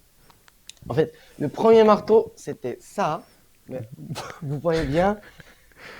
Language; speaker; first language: French; non-native, fluent; Korean